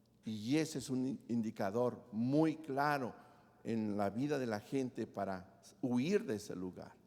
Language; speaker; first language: Spanish; native; Spanish